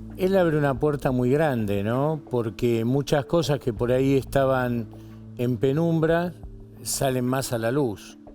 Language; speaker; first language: Spanish; native; Spanish